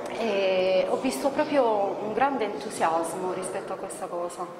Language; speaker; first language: Italian; native; Italian